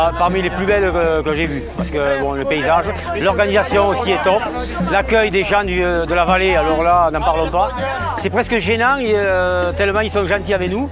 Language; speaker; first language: French; native; French